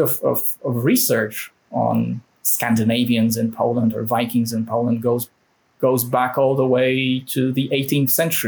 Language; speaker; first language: English; non-native, fluent; Polish